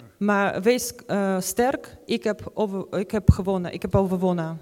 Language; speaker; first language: Dutch; non-native, fluent; Ukrainian